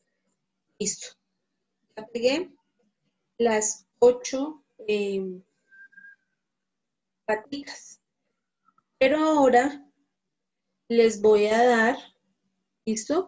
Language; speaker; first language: Spanish; native; Spanish